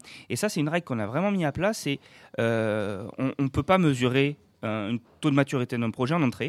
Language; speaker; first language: French; native; French